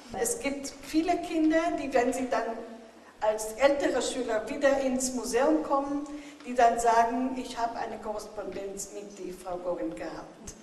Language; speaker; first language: German; non-native, fluent; Hebrew